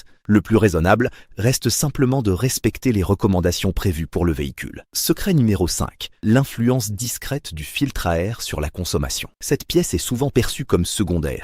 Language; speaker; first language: French; native; French